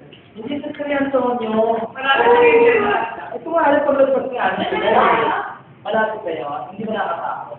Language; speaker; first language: Filipino; native; Filipino